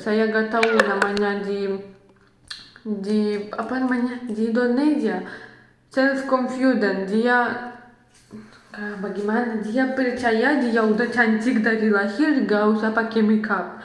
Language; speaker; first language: Indonesian; non-native, learner; Russian